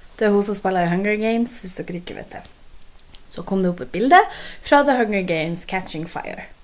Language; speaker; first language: Norwegian; native; Norwegian